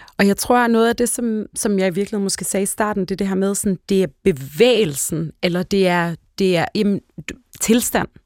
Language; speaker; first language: Danish; early bilingual, other home language; Arabic